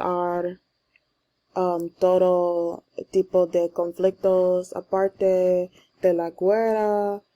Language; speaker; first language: Spanish; non-native, learner; English